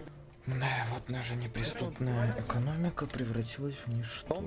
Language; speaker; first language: Russian; native; Russian